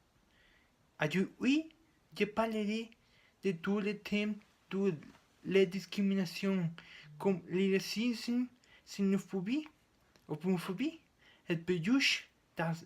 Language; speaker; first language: French; non-native, learner; Spanish